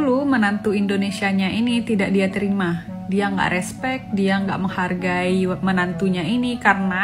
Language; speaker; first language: Indonesian; native; Indonesian